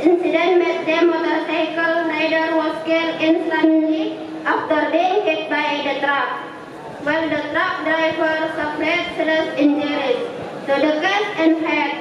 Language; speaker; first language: English; non-native, learner; Indonesian